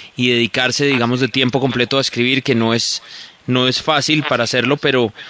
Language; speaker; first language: Spanish; native; Spanish